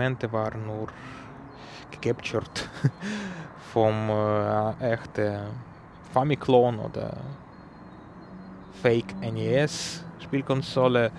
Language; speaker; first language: German; non-native, learner; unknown